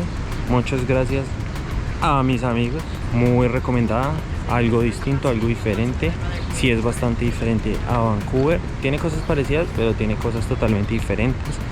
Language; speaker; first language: Spanish; native; Spanish